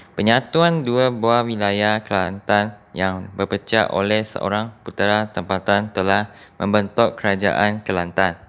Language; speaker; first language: Malay; non-native, local second language; Chinese